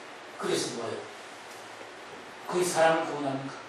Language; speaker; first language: Korean; native; Korean